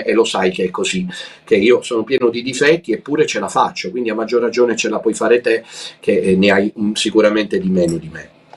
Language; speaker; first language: Italian; native; Italian